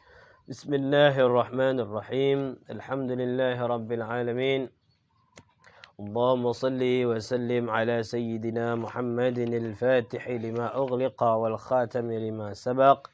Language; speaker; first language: Arabic; non-native, fluent; Indonesian